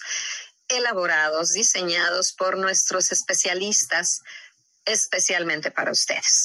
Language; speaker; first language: Spanish; native; Spanish